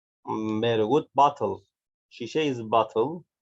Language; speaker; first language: English; non-native, learner; Turkish